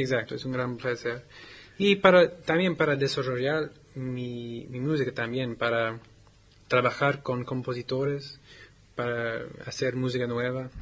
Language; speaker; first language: Spanish; non-native, learner; English